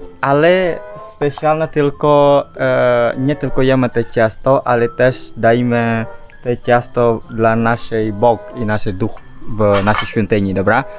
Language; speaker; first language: Polish; non-native, learner; Indonesian